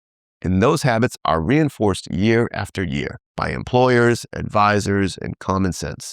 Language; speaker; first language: English; native; English